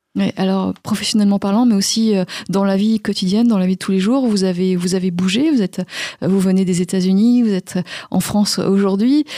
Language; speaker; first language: French; native; French